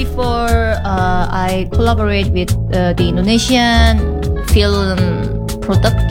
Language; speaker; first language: English; non-native, learner; Korean